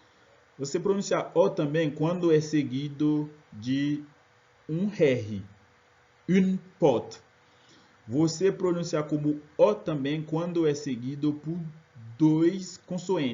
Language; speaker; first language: Portuguese; non-native, fluent; French